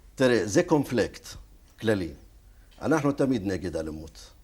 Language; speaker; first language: Hebrew; non-native, local second language; Arabic